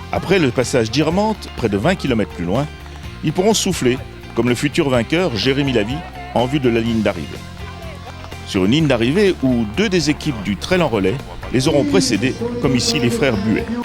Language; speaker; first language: French; native; French